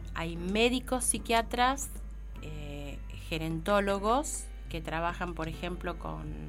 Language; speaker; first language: Spanish; native; Spanish